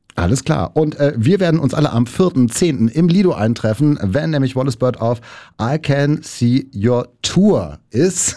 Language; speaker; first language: German; native; German